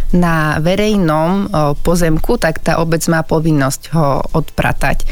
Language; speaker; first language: Slovak; native; Slovak